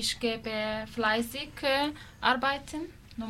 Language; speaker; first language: German; non-native, learner; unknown